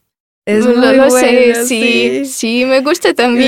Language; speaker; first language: Spanish; non-native, fluent; Russian